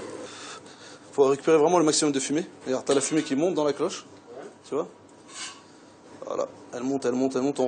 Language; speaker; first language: French; native; French